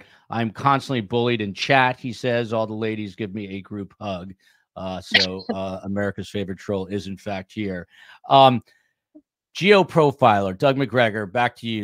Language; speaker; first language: English; native; English